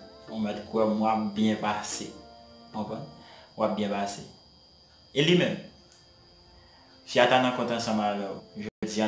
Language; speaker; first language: French; non-native, learner; Haitian Creole